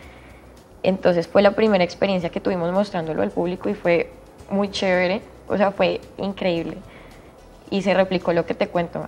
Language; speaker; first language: Spanish; native; Spanish